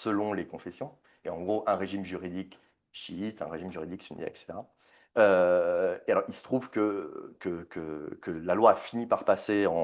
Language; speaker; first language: French; native; French